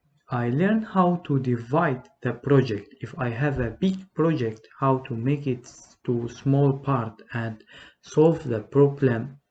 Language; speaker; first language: English; non-native, learner; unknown